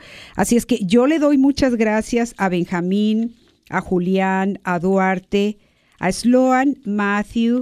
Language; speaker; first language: Spanish; native; Spanish